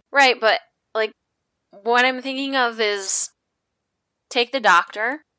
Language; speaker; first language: English; native; English